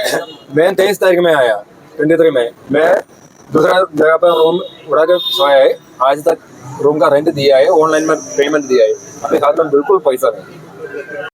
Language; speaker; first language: Hindi; non-native, local second language; Malayalam